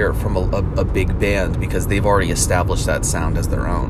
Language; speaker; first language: English; native; English